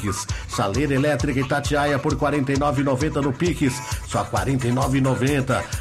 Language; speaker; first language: Portuguese; native; Portuguese